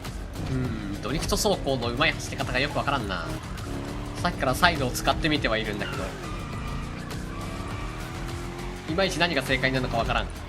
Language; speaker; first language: Japanese; native; Japanese